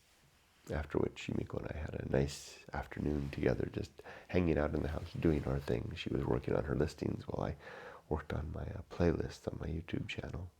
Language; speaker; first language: English; native; English